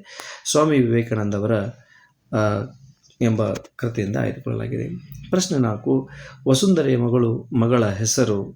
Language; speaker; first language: Kannada; native; Kannada